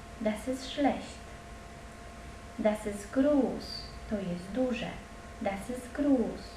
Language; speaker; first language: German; non-native, learner; Polish